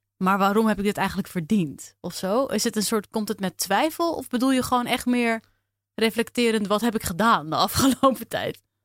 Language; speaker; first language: Dutch; native; Dutch